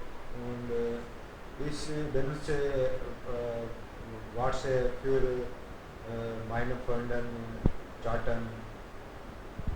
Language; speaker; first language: German; non-native, learner; Hindi